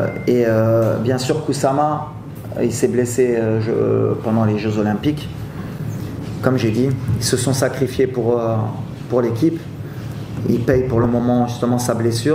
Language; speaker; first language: French; non-native, local second language; Arabic